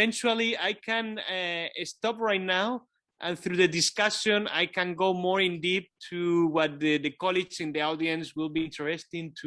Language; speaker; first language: English; non-native, fluent; Kabuverdianu